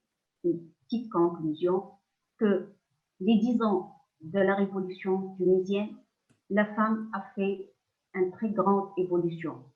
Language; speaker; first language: French; non-native, local second language; Arabic